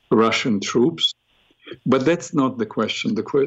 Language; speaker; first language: English; non-native, fluent; Russian